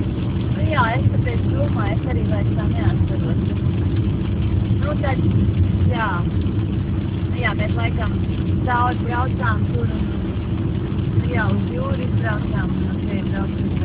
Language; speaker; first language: Latvian; non-native, learner; Dutch